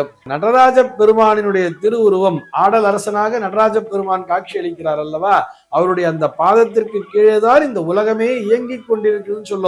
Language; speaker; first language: Tamil; native; Tamil